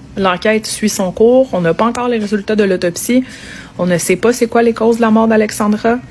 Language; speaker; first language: French; native; French